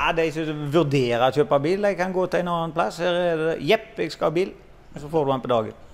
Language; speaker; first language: Norwegian; native; Norwegian